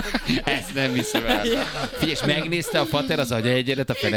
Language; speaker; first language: Hungarian; native; Hungarian